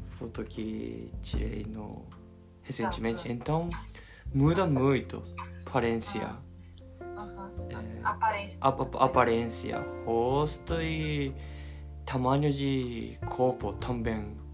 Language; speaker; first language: Portuguese; non-native, learner; Japanese